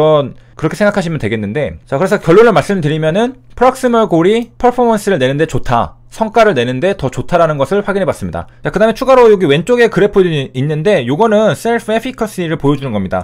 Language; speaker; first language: Korean; native; Korean